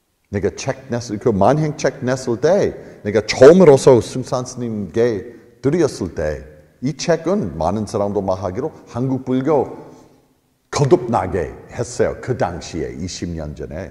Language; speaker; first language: Korean; non-native, fluent; English